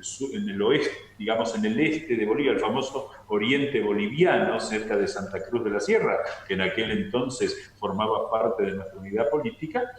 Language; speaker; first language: Spanish; native; Spanish